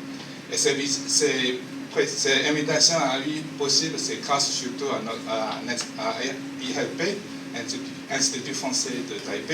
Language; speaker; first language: French; non-native, fluent; Chinese